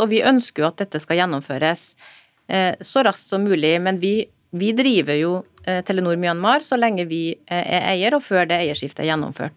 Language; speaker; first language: Norwegian; native; Norwegian